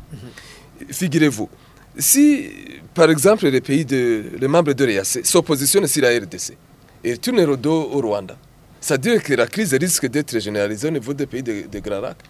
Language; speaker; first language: French; non-native, local second language; Rundi